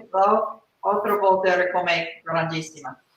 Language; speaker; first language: Italian; non-native, learner; English